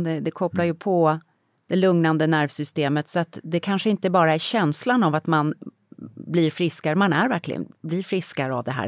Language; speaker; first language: Swedish; native; Swedish